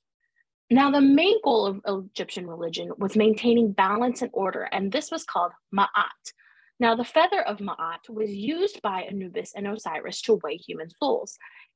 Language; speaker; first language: English; native; English